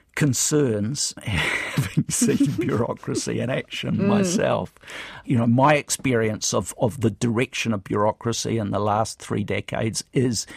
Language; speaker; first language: English; native; English